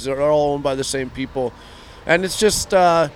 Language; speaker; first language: English; native; English